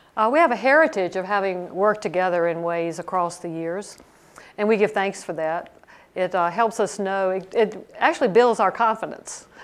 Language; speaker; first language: English; native; English